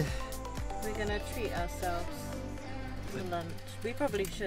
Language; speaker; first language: English; native; English